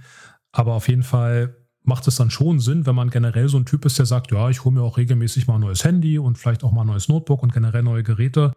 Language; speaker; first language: German; native; German